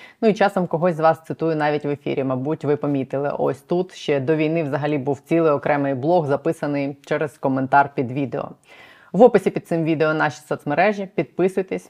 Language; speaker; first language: Ukrainian; native; Ukrainian